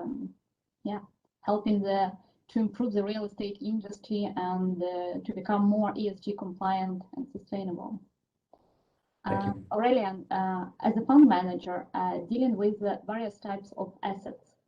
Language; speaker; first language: English; non-native, fluent; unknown